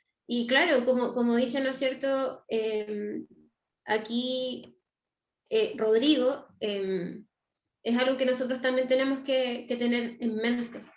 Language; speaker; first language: Spanish; native; Spanish